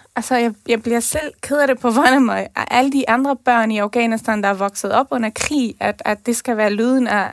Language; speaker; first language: Danish; early bilingual, other home language; Persian